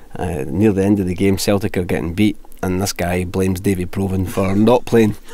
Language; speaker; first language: English; native; English